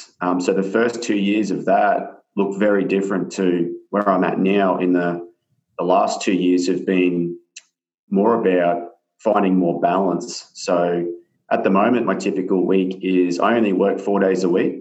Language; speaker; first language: English; native; English